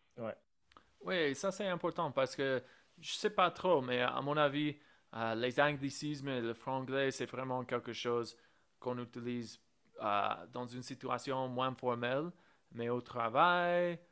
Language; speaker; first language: French; non-native, fluent; English